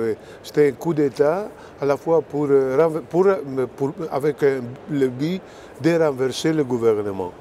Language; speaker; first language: French; non-native, fluent; Greek